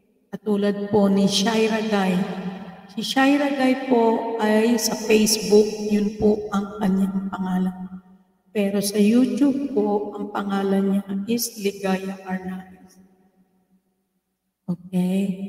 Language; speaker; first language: Filipino; native; Filipino